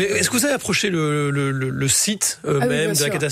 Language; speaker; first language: French; native; French